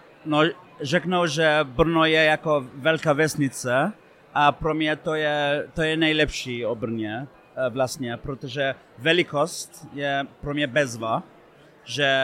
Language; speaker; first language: Czech; non-native, fluent; English